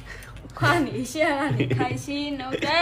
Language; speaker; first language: Chinese; non-native, learner; Vietnamese